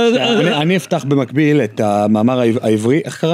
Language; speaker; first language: Hebrew; native; Hebrew